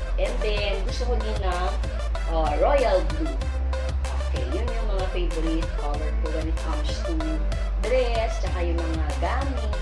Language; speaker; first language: Filipino; non-native, local second language; Iloko